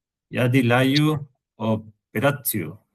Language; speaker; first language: Russian; non-native, learner; Spanish